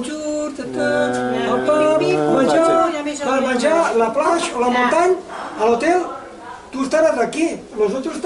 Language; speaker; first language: Spanish; non-native, local second language; Catalan